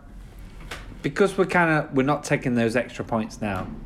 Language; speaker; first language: English; native; English